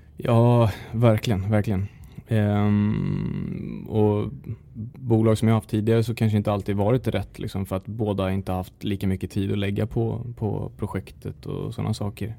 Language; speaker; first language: Swedish; native; Swedish